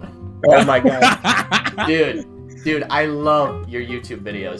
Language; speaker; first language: English; native; English